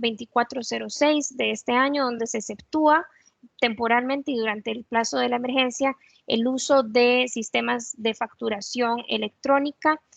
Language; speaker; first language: Spanish; native; Spanish